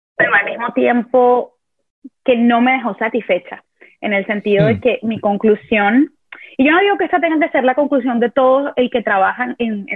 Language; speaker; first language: Spanish; native; Spanish